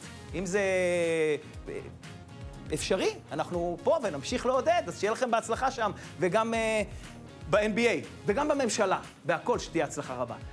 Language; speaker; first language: Hebrew; native; Hebrew